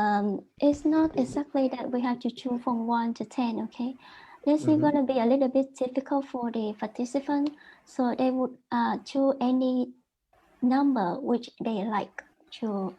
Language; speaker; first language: English; non-native, learner; Vietnamese